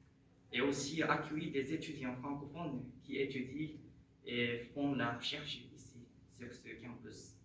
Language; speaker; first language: French; non-native, fluent; Japanese